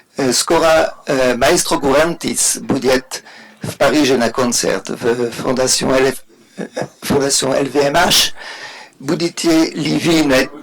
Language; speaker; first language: Russian; non-native, fluent; French